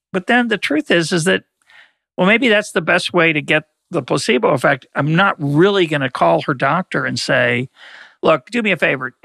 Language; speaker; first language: English; native; English